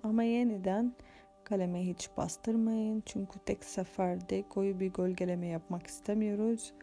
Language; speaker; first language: Turkish; non-native, fluent; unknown